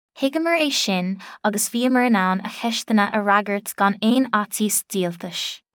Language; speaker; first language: Irish; non-native, local second language; English